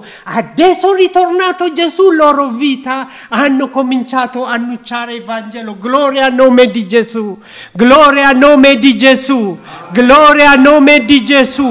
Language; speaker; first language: Italian; non-native, learner; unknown